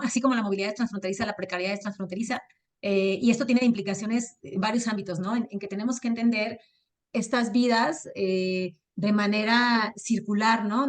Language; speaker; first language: Spanish; native; Spanish